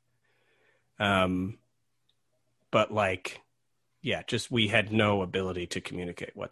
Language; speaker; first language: English; native; English